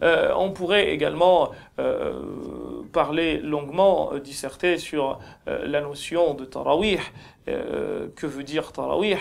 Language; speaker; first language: French; non-native, local second language; Ngazidja Comorian